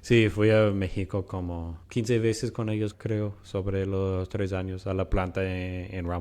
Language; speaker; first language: Spanish; non-native, fluent; English